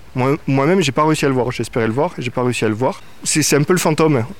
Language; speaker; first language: French; native; French